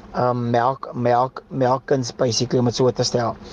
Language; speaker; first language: Afrikaans; native; Afrikaans